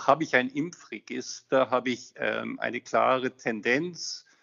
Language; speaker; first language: German; native; German